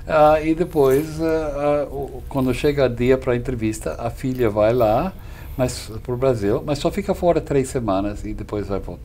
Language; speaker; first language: Portuguese; non-native, fluent; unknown